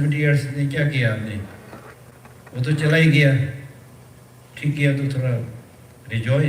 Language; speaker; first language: Hindi; early bilingual, other home language; Tibetan